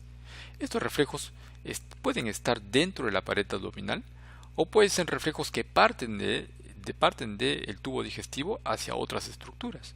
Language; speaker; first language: Spanish; native; Spanish